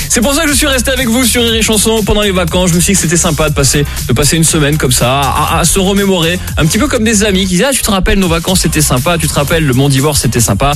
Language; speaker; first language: French; native; French